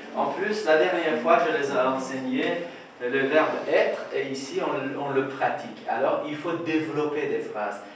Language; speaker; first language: French; non-native, fluent; Persian